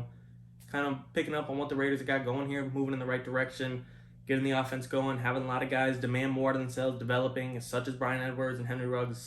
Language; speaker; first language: English; native; English